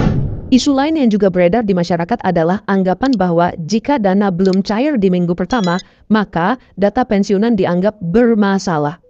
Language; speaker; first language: Indonesian; native; Indonesian